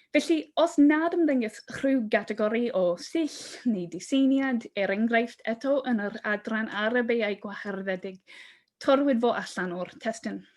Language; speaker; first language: Welsh; non-native, fluent; English